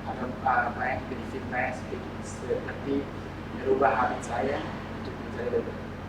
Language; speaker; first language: Indonesian; non-native, fluent; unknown